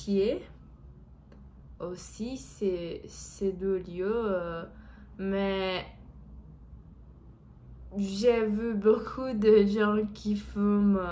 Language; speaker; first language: French; non-native, learner; Portuguese